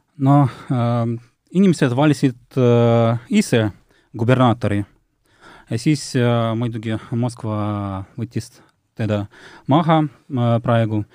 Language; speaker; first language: Estonian; non-native, local second language; Russian